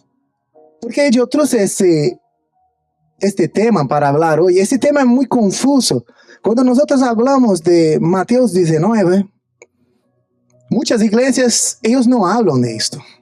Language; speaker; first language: Spanish; non-native, fluent; Portuguese